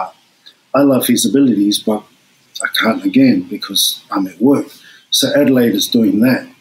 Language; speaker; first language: English; native; English